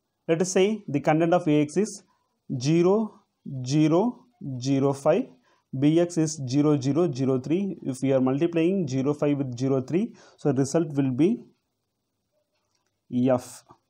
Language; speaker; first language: English; non-native, local second language; Tamil